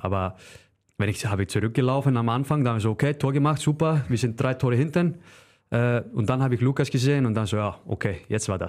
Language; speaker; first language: German; non-native, learner; Icelandic